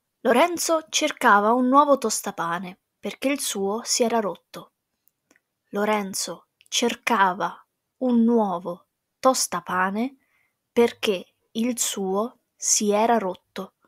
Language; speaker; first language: Italian; non-native, fluent; English